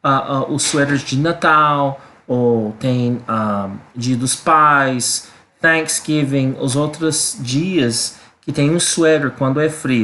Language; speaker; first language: Portuguese; non-native, learner; English